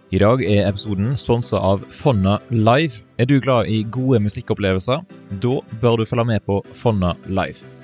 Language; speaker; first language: Norwegian; native; Norwegian